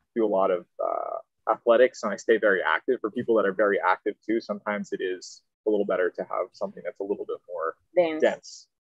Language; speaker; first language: English; native; English